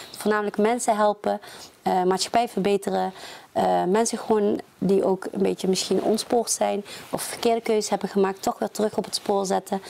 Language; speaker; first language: Dutch; early bilingual, other home language; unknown